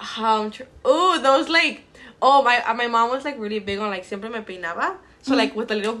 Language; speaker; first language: English; early bilingual, other home language; Spanish